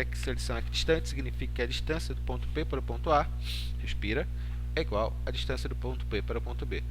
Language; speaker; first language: Portuguese; native; Portuguese